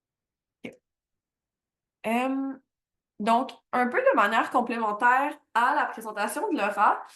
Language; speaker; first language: French; native; French